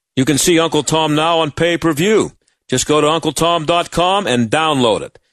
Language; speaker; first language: English; native; English